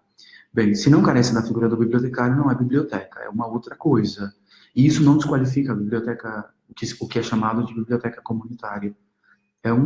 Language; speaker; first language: Portuguese; native; Portuguese